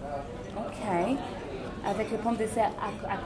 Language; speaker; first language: French; non-native, learner; English